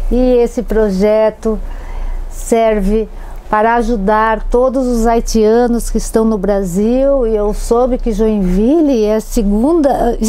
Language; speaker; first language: Portuguese; native; Portuguese